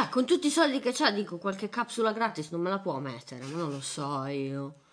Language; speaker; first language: Italian; native; Italian